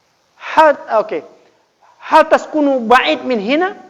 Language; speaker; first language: Arabic; non-native, fluent; Indonesian